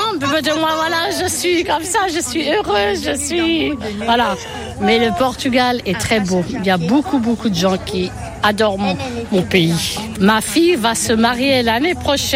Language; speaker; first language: French; non-native, fluent; Portuguese